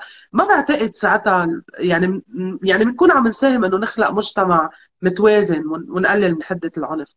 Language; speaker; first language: Arabic; native; Arabic